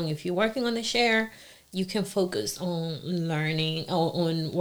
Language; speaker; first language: English; non-native, fluent; Spanish